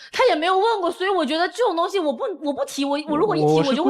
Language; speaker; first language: Chinese; native; Chinese